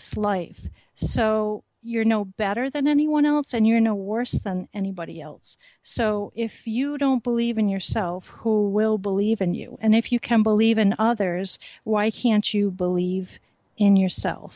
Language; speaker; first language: English; native; English